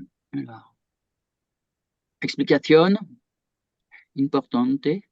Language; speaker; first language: Spanish; non-native, fluent; French